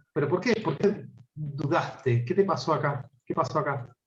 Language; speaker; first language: Spanish; native; Spanish